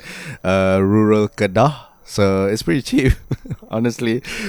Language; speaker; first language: English; non-native, local second language; Malay